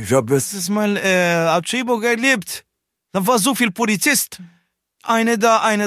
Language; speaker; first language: German; non-native, learner; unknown